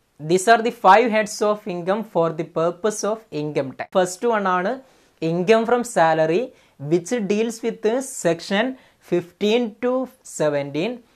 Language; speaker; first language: English; non-native, local second language; Malayalam